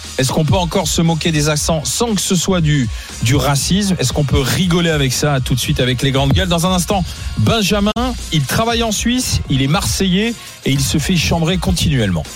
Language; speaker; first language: French; native; French